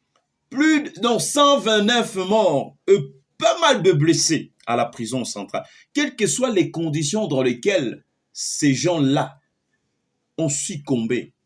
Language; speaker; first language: French; non-native, local second language; Lingala